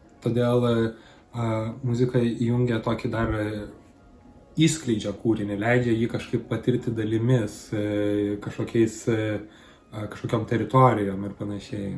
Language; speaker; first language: Lithuanian; native; Lithuanian